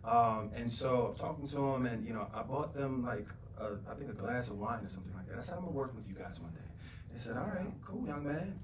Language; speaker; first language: English; native; English